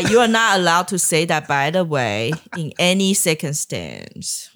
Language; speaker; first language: English; non-native, fluent; Chinese